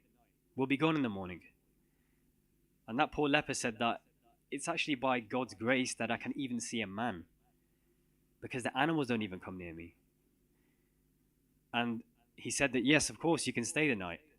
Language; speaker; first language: English; non-native, local second language; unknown